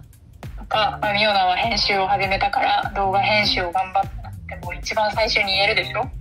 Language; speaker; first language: Japanese; native; Japanese